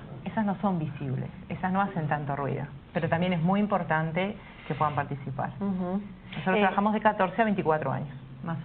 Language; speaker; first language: Spanish; native; Spanish